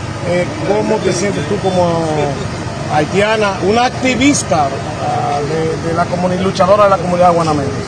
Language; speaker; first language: Spanish; native; Spanish